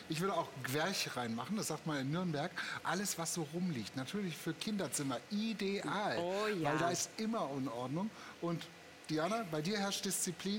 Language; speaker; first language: German; native; German